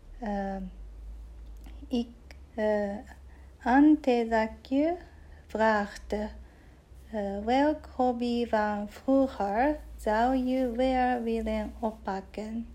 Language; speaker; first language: Dutch; non-native, learner; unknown